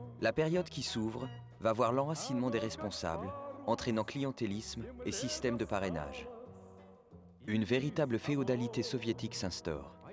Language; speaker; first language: French; native; French